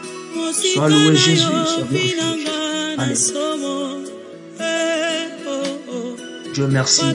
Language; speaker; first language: French; non-native, local second language; Lingala